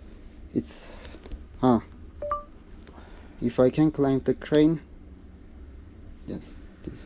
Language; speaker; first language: English; non-native, learner; Armenian